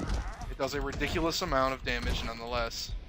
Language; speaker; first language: English; native; English